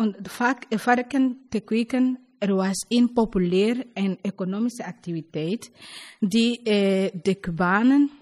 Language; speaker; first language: Dutch; non-native, learner; Spanish